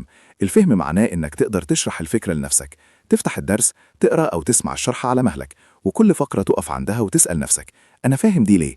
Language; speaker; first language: Arabic; native; Arabic